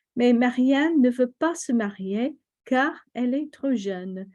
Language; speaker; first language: French; non-native, fluent; English